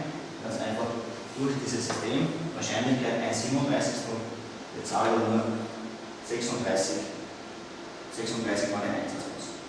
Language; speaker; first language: German; native; German